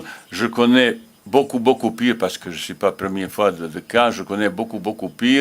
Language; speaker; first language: French; non-native, learner; Bosnian